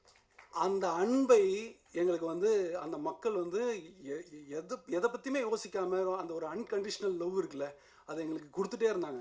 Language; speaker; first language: Tamil; native; Tamil